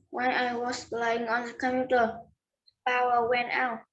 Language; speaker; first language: English; non-native, learner; Vietnamese